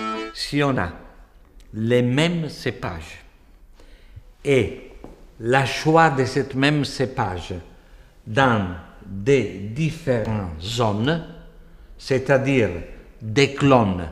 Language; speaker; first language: French; non-native, fluent; Italian